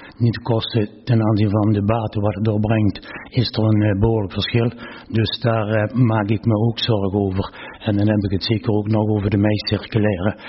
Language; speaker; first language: Dutch; native; Dutch